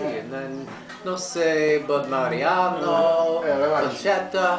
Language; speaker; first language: Italian; early bilingual, heritage; English